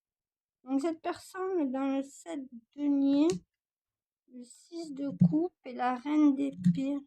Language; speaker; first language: French; native; French